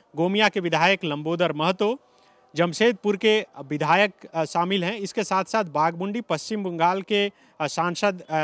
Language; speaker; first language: Hindi; native; Hindi